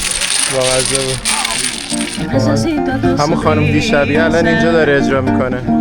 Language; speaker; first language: Persian; native; Persian